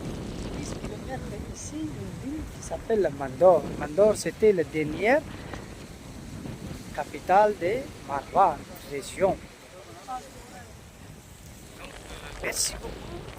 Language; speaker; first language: French; non-native, learner; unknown